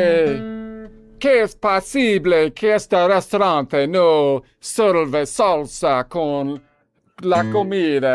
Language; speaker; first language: Spanish; non-native, learner; English